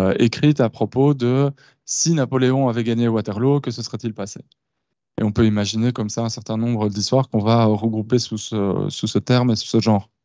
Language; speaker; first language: French; native; French